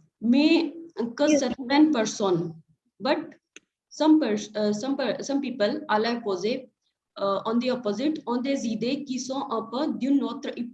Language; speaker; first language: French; non-native, fluent; Hindi